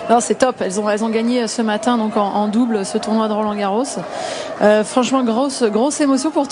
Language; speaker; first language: French; native; French